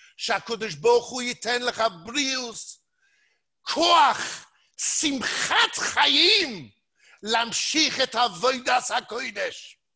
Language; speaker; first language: Hebrew; non-native, fluent; English